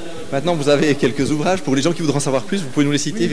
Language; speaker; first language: French; native; French